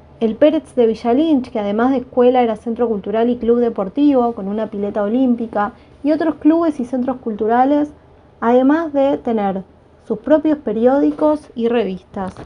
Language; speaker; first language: Spanish; native; Spanish